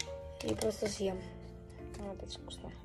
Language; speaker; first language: Russian; early bilingual, heritage; Russian